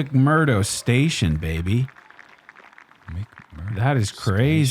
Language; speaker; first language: English; native; English